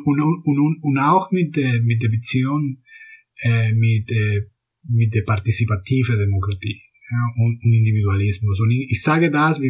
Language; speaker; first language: German; non-native, fluent; Spanish